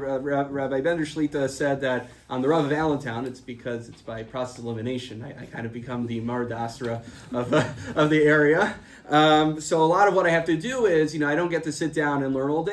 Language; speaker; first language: English; native; English